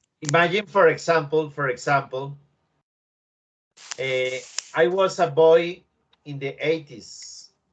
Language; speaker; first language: English; non-native, learner; Spanish